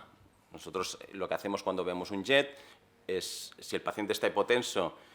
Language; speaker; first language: Spanish; native; Spanish